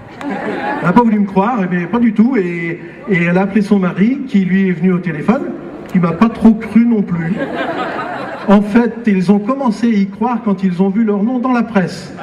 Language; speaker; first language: French; native; French